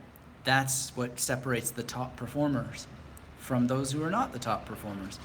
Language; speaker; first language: English; native; English